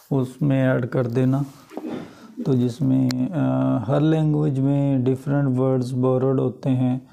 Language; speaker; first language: Urdu; native; Urdu